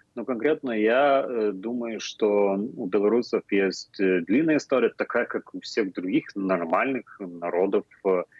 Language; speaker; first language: Russian; non-native, fluent; Lithuanian